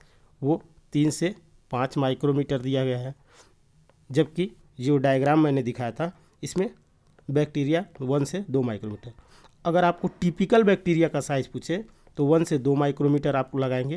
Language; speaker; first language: Hindi; native; Hindi